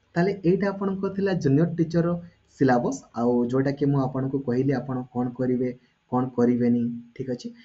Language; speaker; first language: Odia; native; Odia